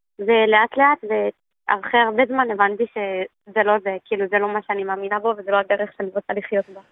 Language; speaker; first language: Hebrew; native; Hebrew